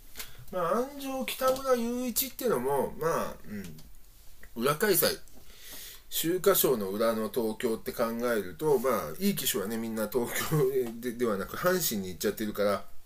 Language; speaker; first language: Japanese; native; Japanese